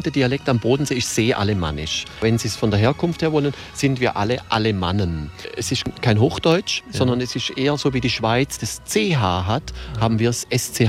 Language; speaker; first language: German; native; German